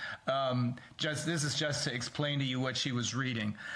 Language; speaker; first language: English; non-native, fluent; German